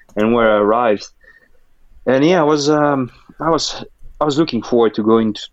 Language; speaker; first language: English; non-native, fluent; Russian